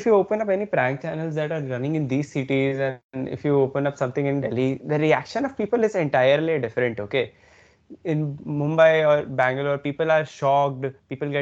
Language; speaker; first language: English; non-native, local second language; Hindi